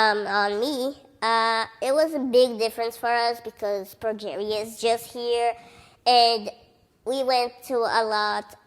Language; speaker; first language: English; early bilingual, other home language; Portuguese